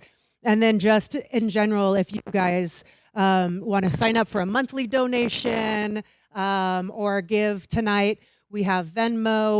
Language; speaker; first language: English; native; English